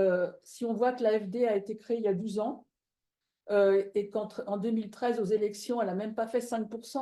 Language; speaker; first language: French; native; French